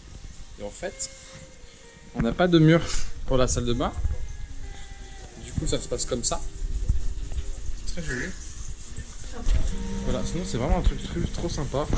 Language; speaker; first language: French; native; French